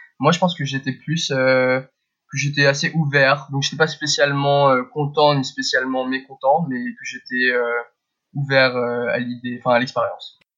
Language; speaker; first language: French; early bilingual, heritage; French